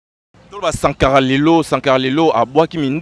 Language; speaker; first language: French; non-native, local second language; Lingala